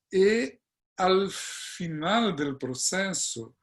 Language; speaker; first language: Spanish; non-native, fluent; Portuguese